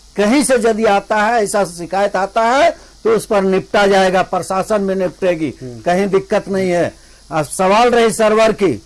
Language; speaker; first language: Hindi; native; Hindi